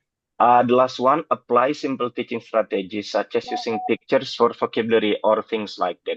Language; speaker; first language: English; non-native, fluent; Indonesian